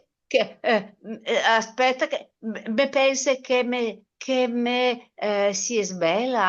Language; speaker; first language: Italian; native; Italian